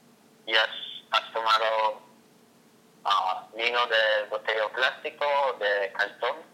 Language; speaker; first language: Spanish; non-native, learner; English